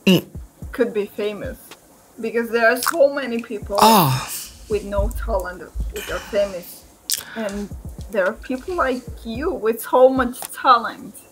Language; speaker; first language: English; non-native, fluent; Slovak